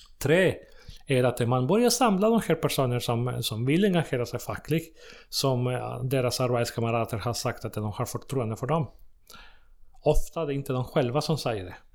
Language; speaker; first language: Swedish; non-native, fluent; Spanish